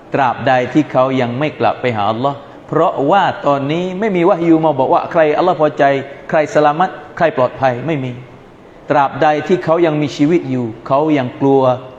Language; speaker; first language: Thai; non-native, local second language; Malay